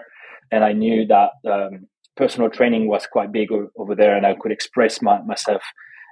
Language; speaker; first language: English; non-native, fluent; French